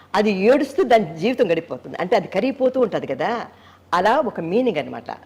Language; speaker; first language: Telugu; native; Telugu